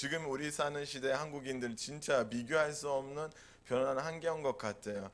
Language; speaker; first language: Korean; non-native, fluent; Turkish